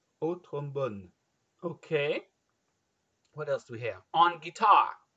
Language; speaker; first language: English; native; English